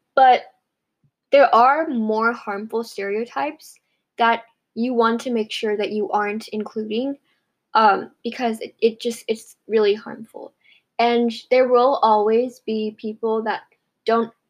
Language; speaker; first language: English; early bilingual, other home language; Hindi